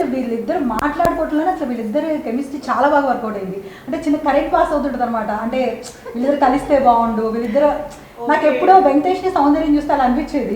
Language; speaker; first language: Telugu; native; Telugu